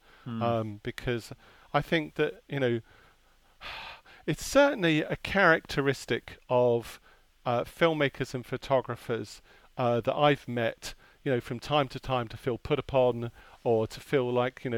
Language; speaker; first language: English; native; English